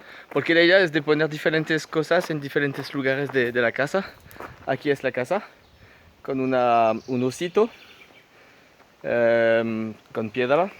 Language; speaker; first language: Spanish; non-native, fluent; French